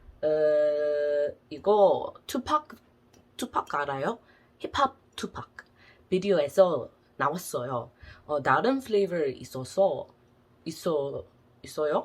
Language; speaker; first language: Korean; non-native, learner; English